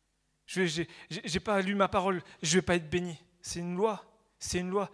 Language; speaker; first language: French; native; French